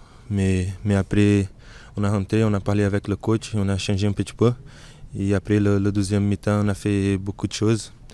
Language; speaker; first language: French; non-native, learner; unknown